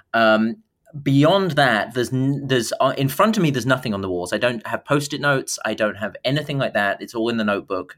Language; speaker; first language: English; native; English